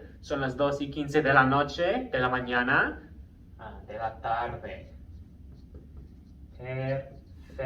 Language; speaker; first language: Spanish; non-native, fluent; English